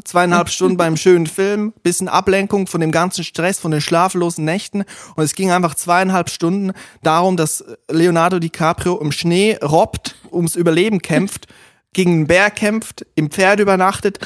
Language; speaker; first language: German; non-native, local second language; Swiss German